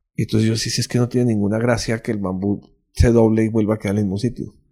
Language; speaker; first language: Spanish; native; Spanish